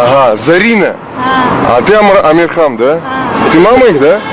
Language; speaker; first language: Russian; native; Russian